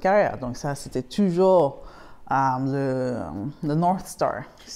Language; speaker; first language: French; non-native, fluent; English